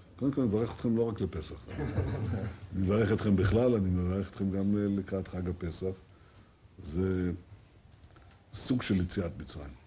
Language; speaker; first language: Hebrew; native; Hebrew